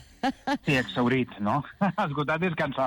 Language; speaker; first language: Catalan; non-native, local second language; Spanish